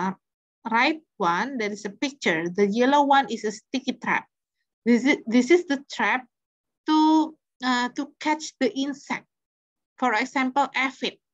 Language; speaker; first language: English; non-native, fluent; Indonesian